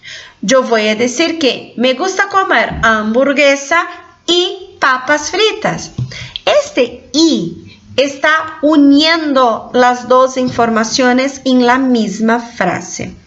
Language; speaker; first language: Spanish; non-native, fluent; Portuguese